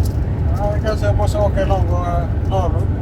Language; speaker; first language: Swedish; non-native, fluent; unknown